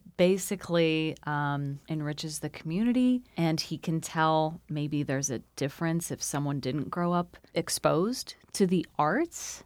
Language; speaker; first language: English; native; English